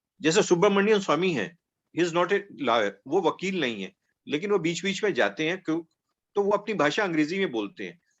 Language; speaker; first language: Hindi; non-native, local second language; Punjabi